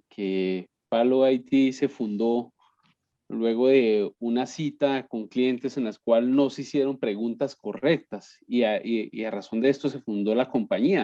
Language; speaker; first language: Spanish; native; Spanish